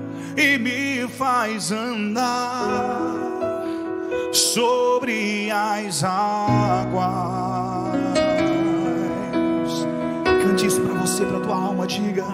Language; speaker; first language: Portuguese; native; Portuguese